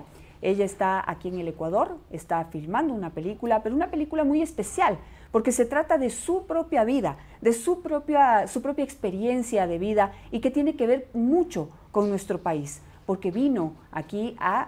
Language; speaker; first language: Spanish; native; Spanish